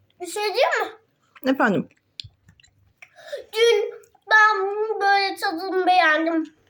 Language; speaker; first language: Turkish; native; Turkish